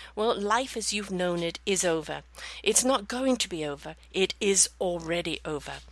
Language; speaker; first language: English; native; English